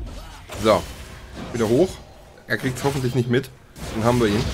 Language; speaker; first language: German; native; German